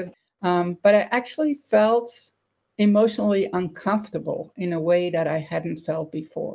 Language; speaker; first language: English; non-native, fluent; Dutch